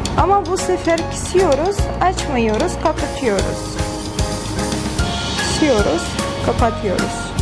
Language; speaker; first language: Turkish; non-native, fluent; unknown